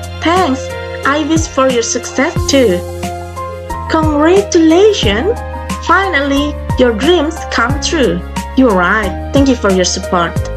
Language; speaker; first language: English; non-native, fluent; Indonesian